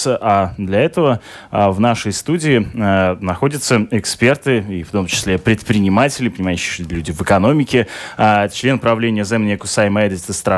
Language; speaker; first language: Russian; native; Russian